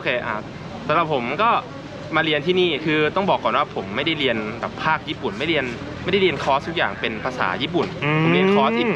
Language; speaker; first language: Thai; native; Thai